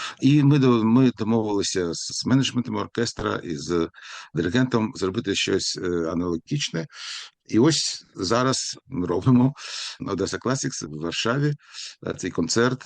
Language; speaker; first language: Ukrainian; non-native, local second language; Russian